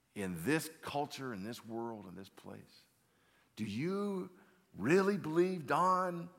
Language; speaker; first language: English; native; English